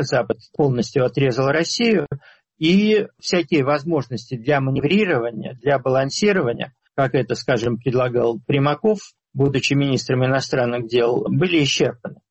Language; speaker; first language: Russian; native; Russian